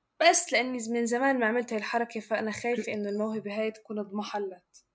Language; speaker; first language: Arabic; native; Arabic